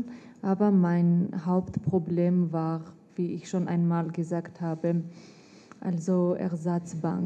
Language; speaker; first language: German; non-native, fluent; Armenian